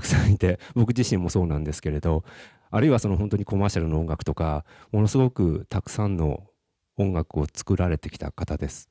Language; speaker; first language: Japanese; native; Japanese